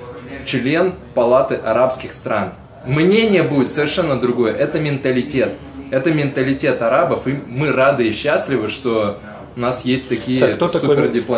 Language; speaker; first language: Russian; native; Russian